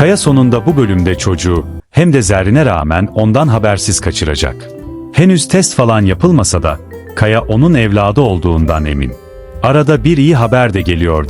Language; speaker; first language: Turkish; native; Turkish